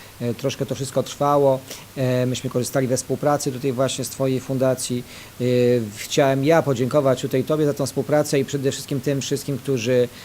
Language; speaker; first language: Polish; native; Polish